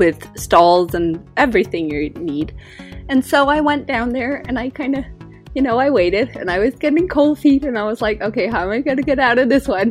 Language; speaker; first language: English; non-native, fluent; Danish